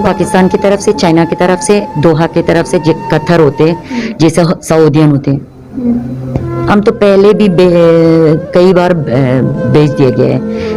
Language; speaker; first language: Hindi; non-native, fluent; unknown